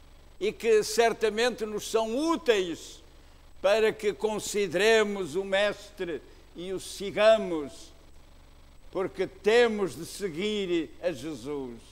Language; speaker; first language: Portuguese; native; Portuguese